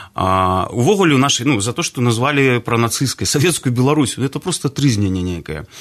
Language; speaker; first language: Belarusian; non-native, local second language; Russian